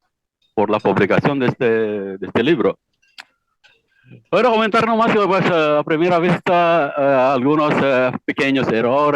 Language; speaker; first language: Spanish; non-native, fluent; Iloko